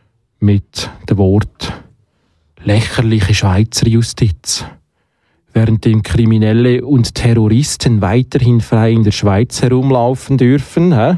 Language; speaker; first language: German; native; German